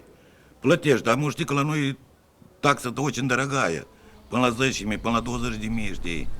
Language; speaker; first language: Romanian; non-native, local second language; Romany